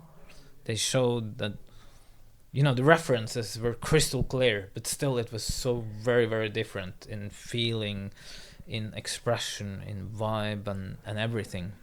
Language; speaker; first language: English; non-native, fluent; Norwegian